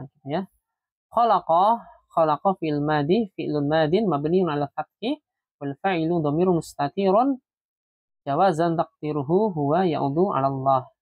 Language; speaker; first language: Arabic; non-native, fluent; Indonesian